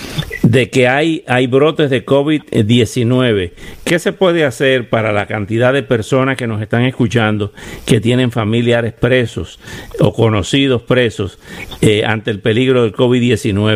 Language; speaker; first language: Spanish; native; Spanish